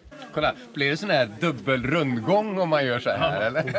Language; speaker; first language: Swedish; native; Swedish